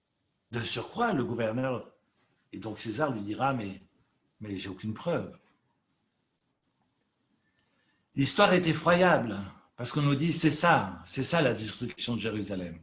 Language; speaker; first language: French; native; French